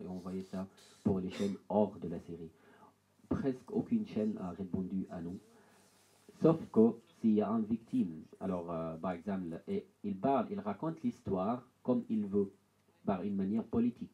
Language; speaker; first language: French; non-native, learner; Arabic